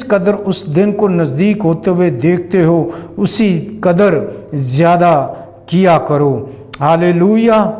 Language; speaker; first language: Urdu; non-native, local second language; Punjabi